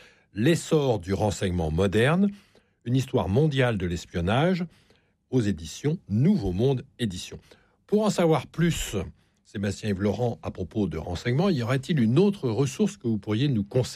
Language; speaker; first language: French; native; French